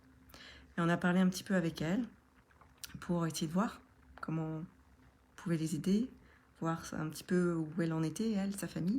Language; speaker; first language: French; native; French